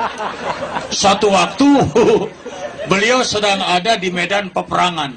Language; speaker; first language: Indonesian; non-native, local second language; Sundanese